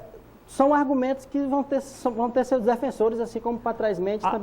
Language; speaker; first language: Portuguese; native; Portuguese